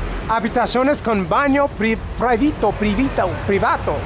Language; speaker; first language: Spanish; non-native, learner; English